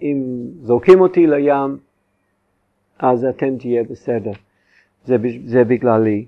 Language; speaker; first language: Hebrew; non-native, fluent; English